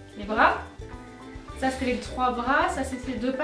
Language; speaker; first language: French; native; French